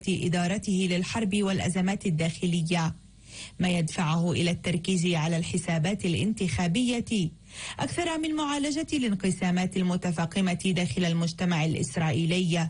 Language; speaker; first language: Arabic; native; Arabic